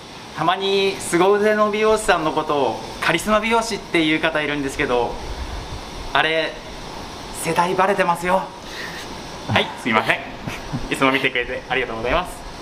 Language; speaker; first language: Japanese; native; Japanese